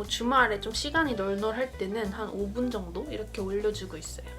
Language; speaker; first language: Korean; native; Korean